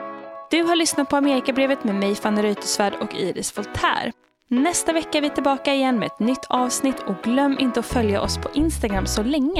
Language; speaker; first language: Swedish; native; Swedish